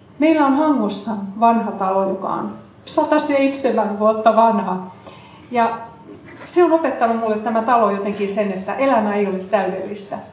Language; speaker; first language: Finnish; native; Finnish